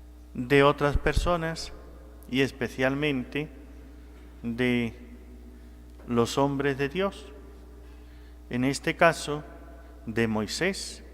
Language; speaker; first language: Spanish; native; Spanish